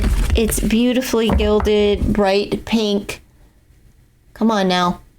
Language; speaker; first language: English; native; English